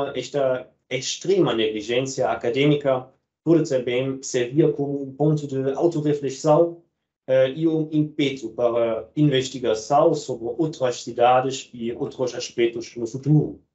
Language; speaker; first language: Portuguese; non-native, fluent; German